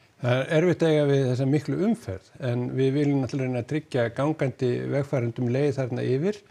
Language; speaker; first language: Icelandic; native; Icelandic